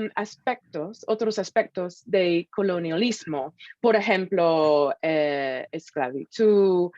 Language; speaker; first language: Spanish; non-native, fluent; English